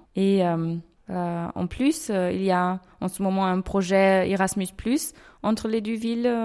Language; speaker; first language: French; non-native, fluent; German